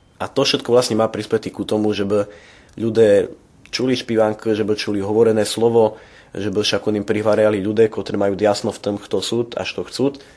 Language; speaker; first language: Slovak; non-native, local second language; Rusyn